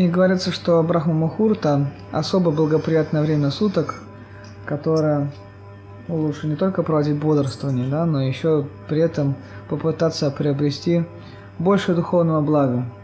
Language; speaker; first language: Russian; native; Russian